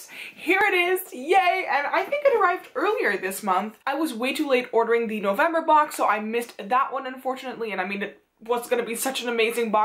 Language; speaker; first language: English; non-native, fluent; Dutch